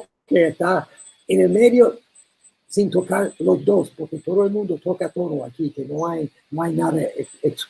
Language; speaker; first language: Spanish; non-native, learner; English